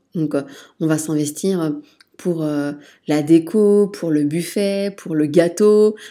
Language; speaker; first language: French; native; French